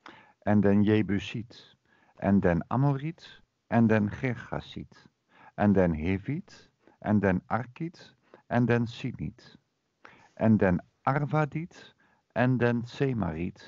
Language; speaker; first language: Dutch; native; Dutch